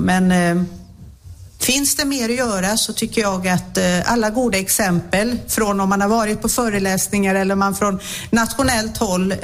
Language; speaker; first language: Swedish; native; Swedish